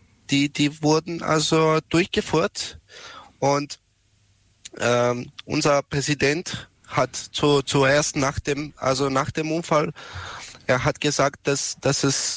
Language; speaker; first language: German; non-native, learner; Serbian